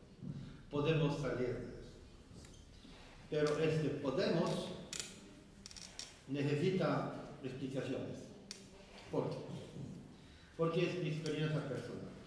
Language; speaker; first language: Spanish; non-native, fluent; French